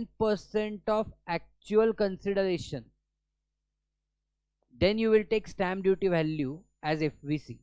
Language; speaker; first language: English; non-native, local second language; Hindi